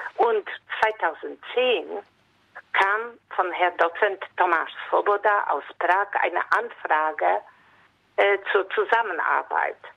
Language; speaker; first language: German; non-native, fluent; Polish